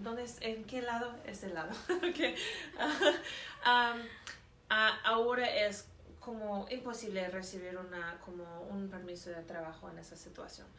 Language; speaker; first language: Spanish; non-native, fluent; English